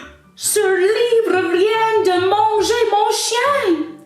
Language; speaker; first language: French; non-native, fluent; English